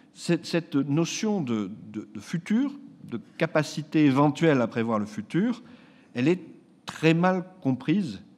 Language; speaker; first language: French; native; French